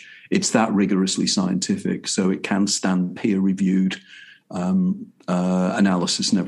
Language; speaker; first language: English; native; English